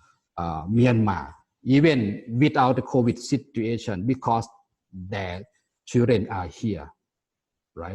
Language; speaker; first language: English; non-native, fluent; Thai